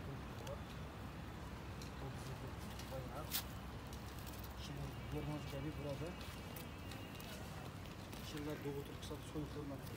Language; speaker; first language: Turkish; non-native, learner; Uyghur